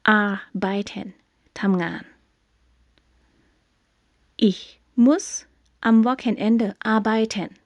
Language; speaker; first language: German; non-native, fluent; Thai